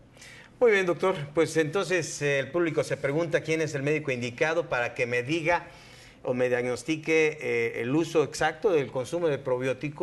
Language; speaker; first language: Spanish; native; Spanish